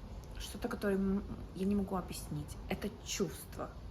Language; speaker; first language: Russian; non-native, fluent; English